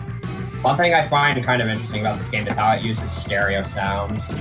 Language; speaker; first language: English; native; English